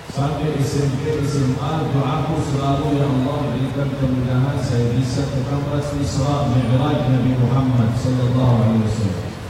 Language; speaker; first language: Indonesian; non-native, fluent; Arabic